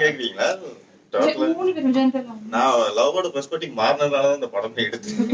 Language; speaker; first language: Tamil; native; Tamil